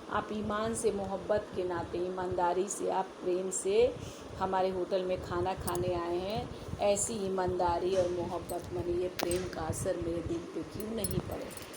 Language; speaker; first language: Hindi; native; Hindi